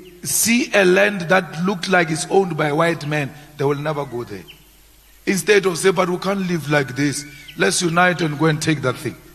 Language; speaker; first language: English; non-native, local second language; Northern Sotho